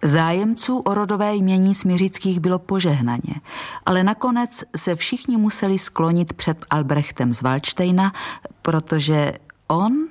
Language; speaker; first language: Czech; native; Czech